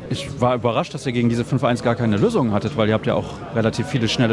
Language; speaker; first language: German; native; German